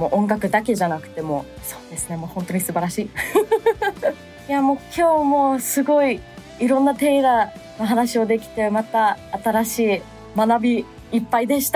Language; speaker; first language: Japanese; early bilingual, other home language; English